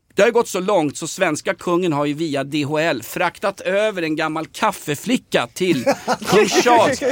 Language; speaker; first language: Swedish; native; Swedish